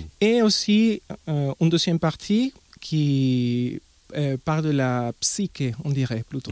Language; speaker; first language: French; non-native, fluent; Spanish